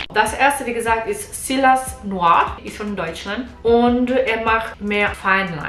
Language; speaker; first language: German; non-native, learner; Portuguese